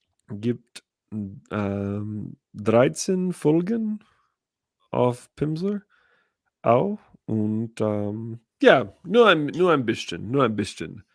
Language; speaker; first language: German; non-native, learner; English